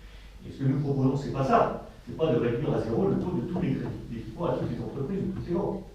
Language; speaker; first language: French; native; French